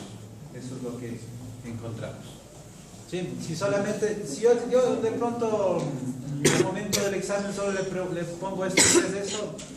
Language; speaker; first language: Spanish; native; Spanish